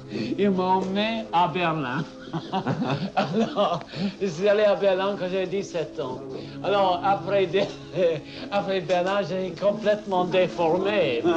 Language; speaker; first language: French; non-native, learner; English